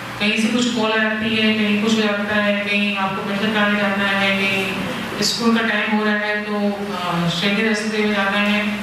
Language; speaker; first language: Hindi; native; Hindi